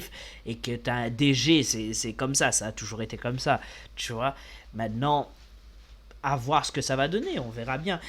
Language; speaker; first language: French; native; French